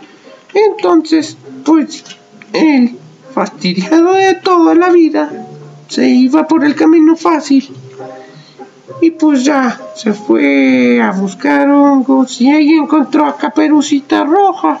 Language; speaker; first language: Spanish; native; Spanish